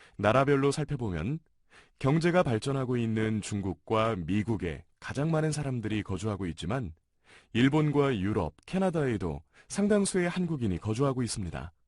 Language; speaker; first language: Korean; native; Korean